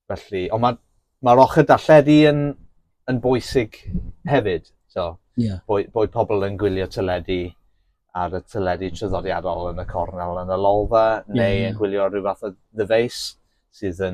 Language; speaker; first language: Welsh; non-native, local second language; English